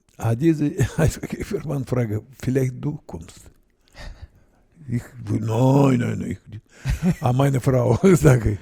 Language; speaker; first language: German; non-native, learner; Russian